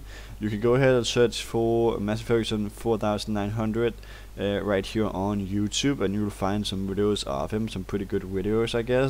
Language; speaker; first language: English; non-native, fluent; Danish